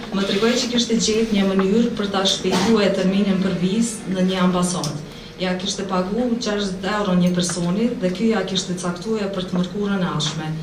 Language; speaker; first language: Albanian; native; Albanian